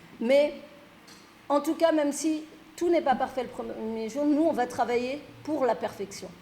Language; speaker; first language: French; early bilingual, other home language; Fula